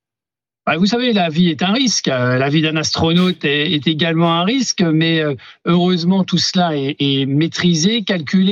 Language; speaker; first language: French; native; French